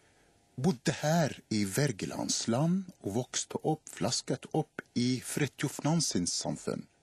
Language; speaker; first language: Norwegian; non-native, fluent; Arabic